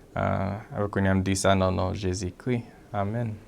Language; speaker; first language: Haitian Creole; non-native, learner; English